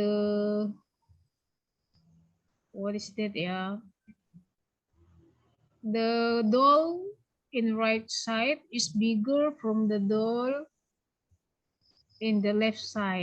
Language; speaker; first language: English; non-native, learner; Indonesian